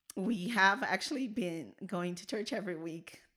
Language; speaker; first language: English; non-native, fluent; Portuguese